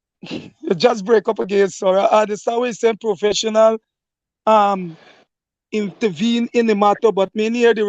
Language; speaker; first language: English; native; English